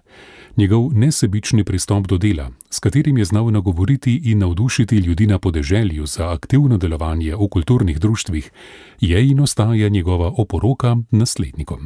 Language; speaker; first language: Slovenian; native; Slovenian